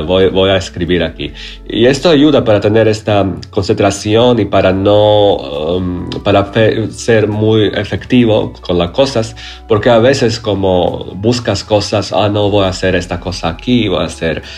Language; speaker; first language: Spanish; non-native, learner; Croatian